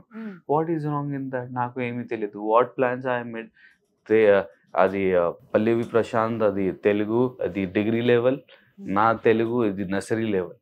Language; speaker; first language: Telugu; non-native, learner; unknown